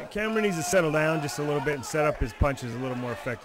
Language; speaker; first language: English; native; English